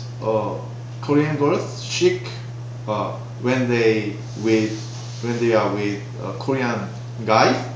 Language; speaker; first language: English; non-native, learner; Korean